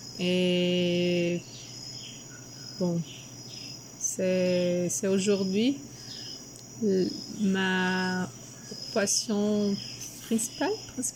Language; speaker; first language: French; non-native, fluent; Portuguese